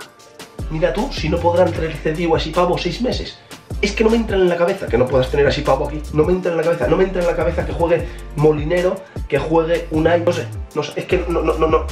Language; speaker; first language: Spanish; native; Spanish